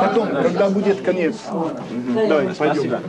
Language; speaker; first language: Russian; non-native, learner; French